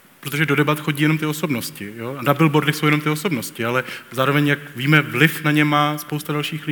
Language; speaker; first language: Czech; native; Czech